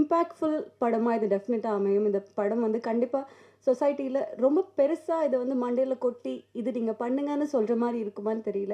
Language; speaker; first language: Tamil; native; Tamil